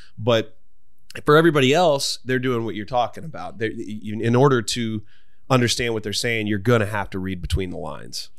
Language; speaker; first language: English; native; English